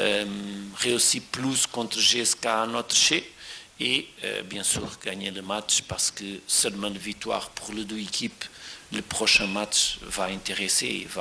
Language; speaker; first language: French; non-native, fluent; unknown